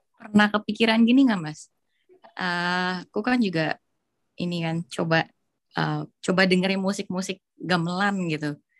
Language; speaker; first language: Indonesian; native; Indonesian